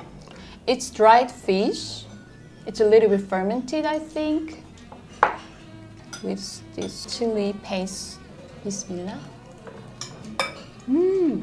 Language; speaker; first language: English; non-native, fluent; Korean